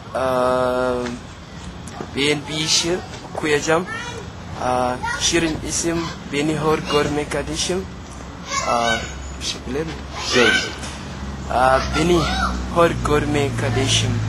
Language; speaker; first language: Turkish; non-native, fluent; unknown